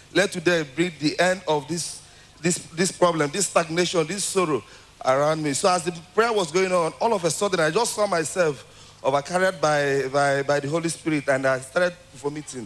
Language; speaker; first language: English; non-native, local second language; Igbo